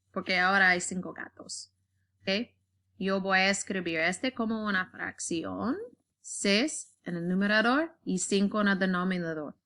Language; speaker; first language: Spanish; non-native, learner; English